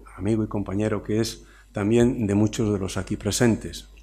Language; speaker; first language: Spanish; native; Spanish